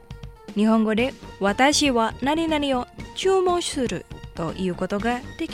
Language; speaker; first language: Japanese; non-native, fluent; Indonesian